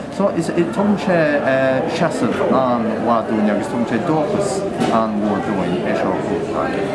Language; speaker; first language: Irish; native; Irish